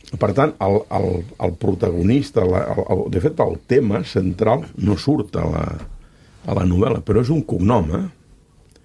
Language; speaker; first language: Catalan; native; Catalan